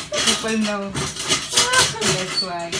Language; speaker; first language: English; non-native, learner; Indonesian